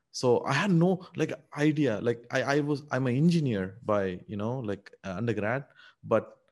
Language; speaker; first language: English; non-native, local second language; Tamil